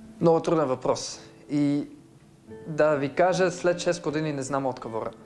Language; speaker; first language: Bulgarian; non-native, fluent; Dutch